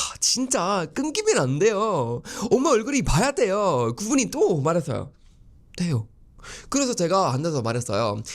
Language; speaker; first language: Korean; non-native, fluent; Swedish